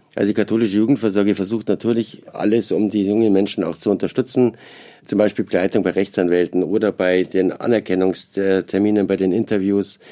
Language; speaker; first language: German; native; German